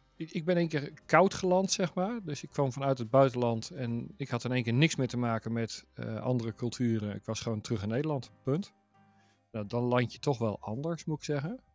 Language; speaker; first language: Dutch; native; Dutch